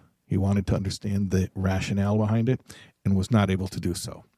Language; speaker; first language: English; native; English